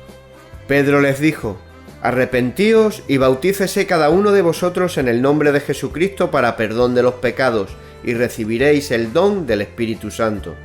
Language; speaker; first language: Spanish; native; Spanish